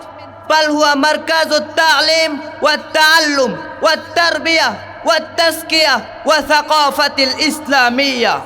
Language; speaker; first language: Arabic; non-native, learner; Bangla